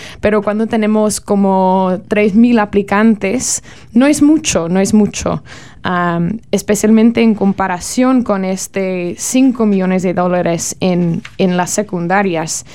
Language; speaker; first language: Spanish; non-native, learner; English